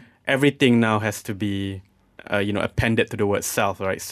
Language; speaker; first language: English; non-native, local second language; Malay